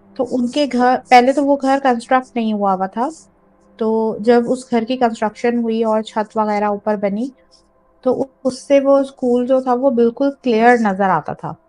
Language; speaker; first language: Urdu; native; Urdu